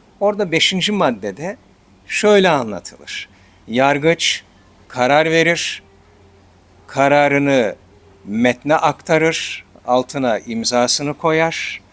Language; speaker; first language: Turkish; native; Turkish